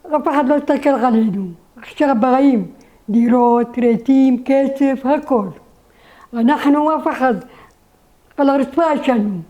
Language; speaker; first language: Hebrew; non-native, learner; Arabic